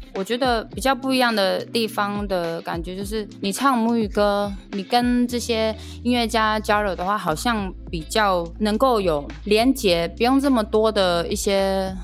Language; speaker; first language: Chinese; non-native, local second language; Amis